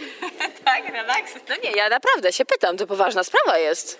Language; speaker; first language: Polish; native; Polish